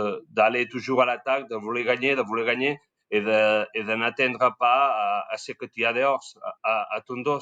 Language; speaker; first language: French; non-native, learner; Spanish